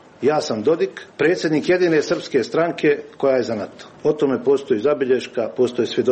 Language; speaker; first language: Croatian; native; Croatian